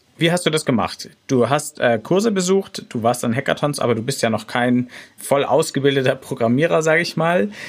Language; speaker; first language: German; native; German